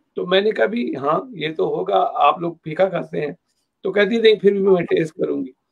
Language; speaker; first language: Urdu; native; Urdu